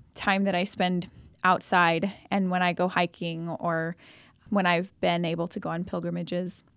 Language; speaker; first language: English; native; English